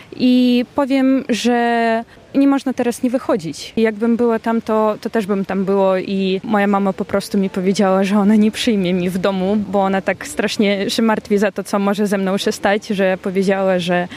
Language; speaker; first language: Polish; non-native, fluent; Russian